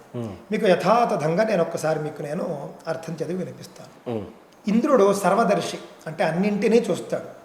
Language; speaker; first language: Telugu; native; Telugu